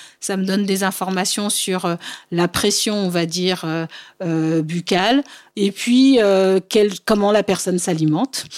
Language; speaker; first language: French; early bilingual, other home language; Bambara